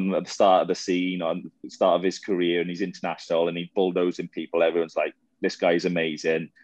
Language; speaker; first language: English; native; English